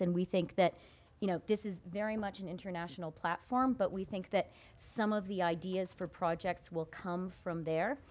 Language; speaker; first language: English; native; English